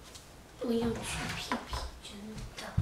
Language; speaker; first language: Chinese; early bilingual, heritage; Chinese